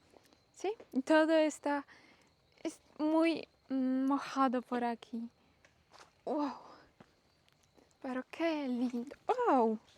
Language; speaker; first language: Spanish; non-native, learner; Polish